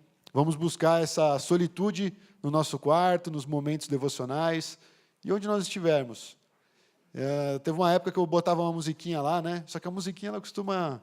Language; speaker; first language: Portuguese; native; Portuguese